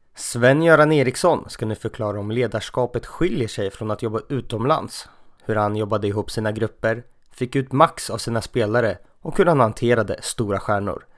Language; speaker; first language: Swedish; native; Swedish